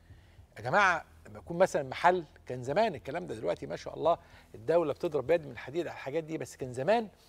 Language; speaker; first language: Arabic; native; Arabic